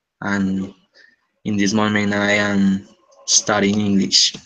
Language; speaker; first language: English; non-native, learner; Spanish